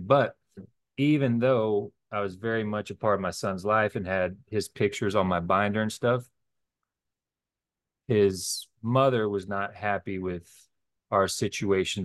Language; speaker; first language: English; native; English